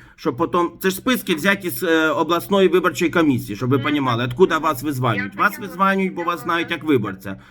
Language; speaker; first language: Ukrainian; native; Ukrainian